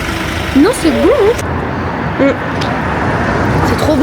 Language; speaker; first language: French; native; French